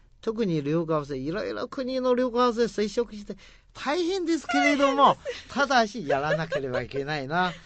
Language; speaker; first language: Japanese; non-native, fluent; Chinese